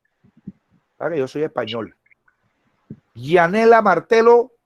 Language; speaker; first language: Spanish; native; Spanish